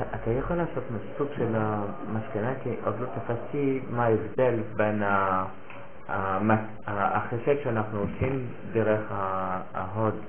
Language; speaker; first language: Hebrew; non-native, fluent; French